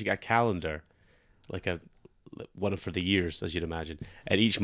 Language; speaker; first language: English; native; English